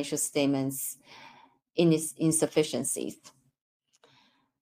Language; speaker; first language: English; non-native, fluent; Chinese